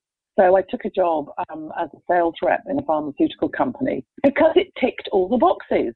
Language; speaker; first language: English; native; English